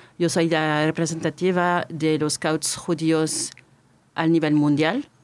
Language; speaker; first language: Spanish; non-native, fluent; French